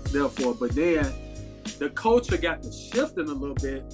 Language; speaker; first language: English; native; English